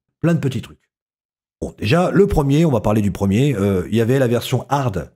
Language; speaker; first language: French; native; French